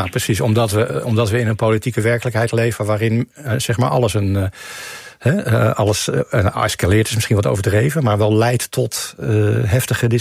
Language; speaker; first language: Dutch; native; Dutch